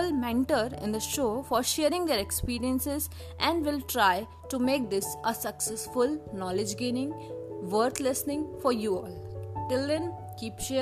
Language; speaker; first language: English; non-native, local second language; Hindi